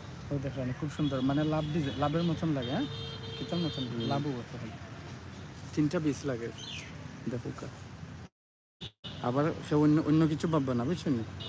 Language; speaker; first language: Bangla; native; Bangla